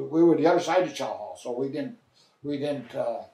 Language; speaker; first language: English; native; English